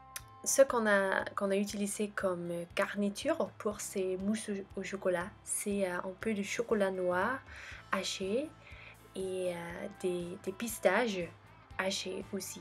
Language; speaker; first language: French; non-native, fluent; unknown